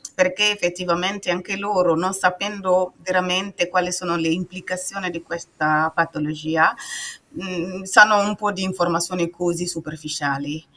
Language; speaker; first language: Italian; non-native, fluent; Mossi